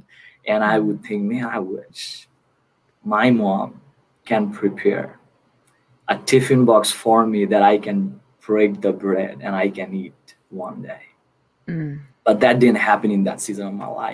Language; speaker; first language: English; non-native, local second language; Bangla